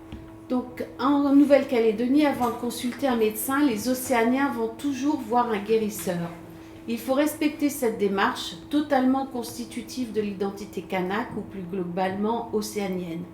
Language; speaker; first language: French; native; French